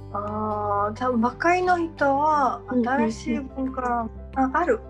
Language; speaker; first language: Japanese; non-native, learner; Georgian